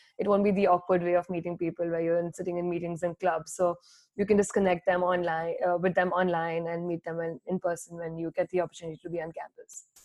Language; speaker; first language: English; non-native, local second language; Hindi